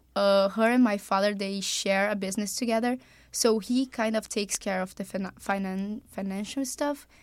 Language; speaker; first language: English; non-native, fluent; Portuguese